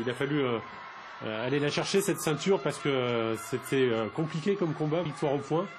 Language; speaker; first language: French; native; French